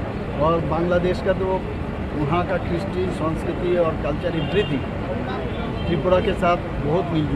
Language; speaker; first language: Hindi; non-native, local second language; Bangla